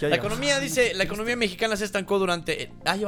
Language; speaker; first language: Spanish; native; Spanish